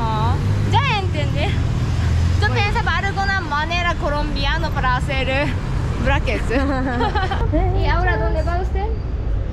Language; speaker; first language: Spanish; non-native, learner; Japanese